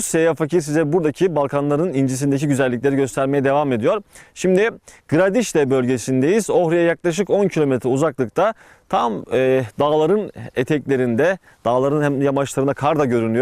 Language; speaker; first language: Turkish; native; Turkish